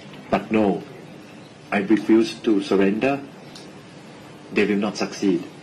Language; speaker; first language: English; non-native, fluent; Thai